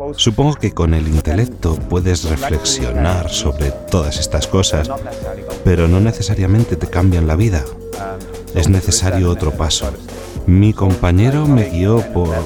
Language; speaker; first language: Spanish; non-native, fluent; Dutch